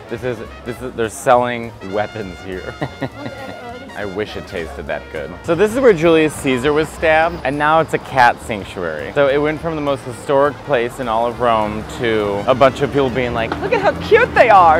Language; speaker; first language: English; native; English